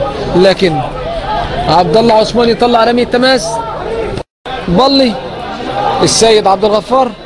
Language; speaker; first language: Arabic; native; Arabic